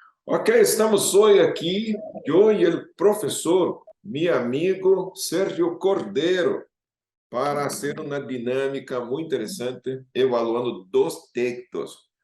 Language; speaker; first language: Spanish; non-native, fluent; Portuguese